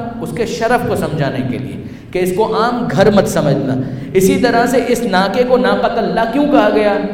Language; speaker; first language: Urdu; non-native, local second language; Punjabi